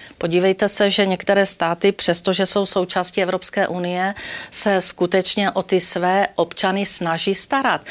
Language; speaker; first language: Czech; native; Czech